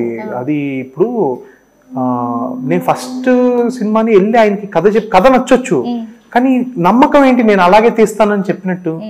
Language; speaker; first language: Telugu; native; Telugu